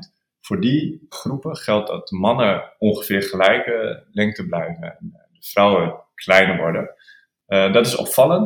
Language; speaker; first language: Dutch; native; Dutch